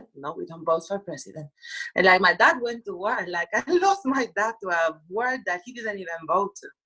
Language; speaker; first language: English; non-native, fluent; Spanish